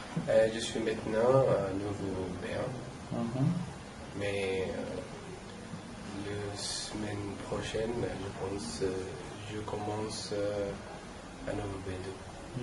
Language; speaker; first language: French; non-native, learner; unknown